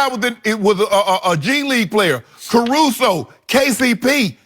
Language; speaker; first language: English; native; English